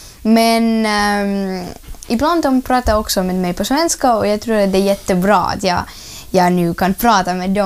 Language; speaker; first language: Swedish; non-native, learner; Ukrainian